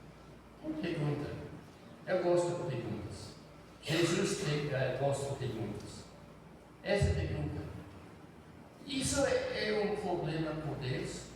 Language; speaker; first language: Portuguese; non-native, fluent; English